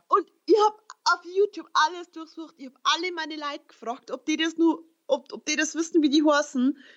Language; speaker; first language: German; native; German